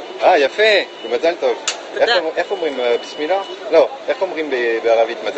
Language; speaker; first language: Hebrew; non-native, fluent; French